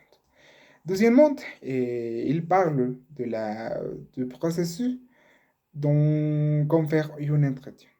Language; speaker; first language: French; non-native, learner; Spanish